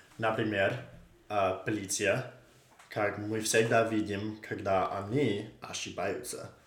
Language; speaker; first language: Russian; non-native, learner; English